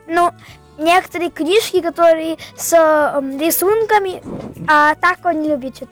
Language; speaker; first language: Russian; early bilingual, heritage; Russian